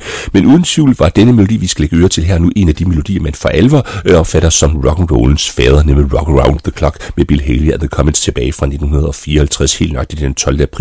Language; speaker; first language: Danish; native; Danish